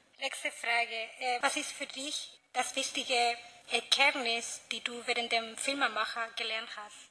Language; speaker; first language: German; non-native, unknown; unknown